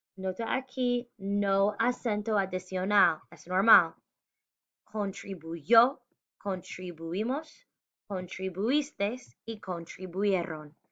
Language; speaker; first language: Spanish; non-native, fluent; English